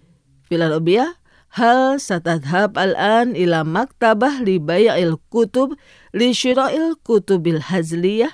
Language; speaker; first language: Arabic; non-native, fluent; Indonesian